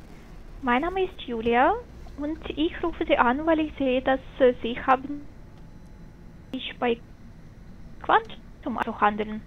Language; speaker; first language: German; non-native, fluent; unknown